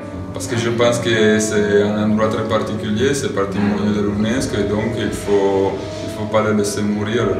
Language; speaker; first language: French; non-native, fluent; Italian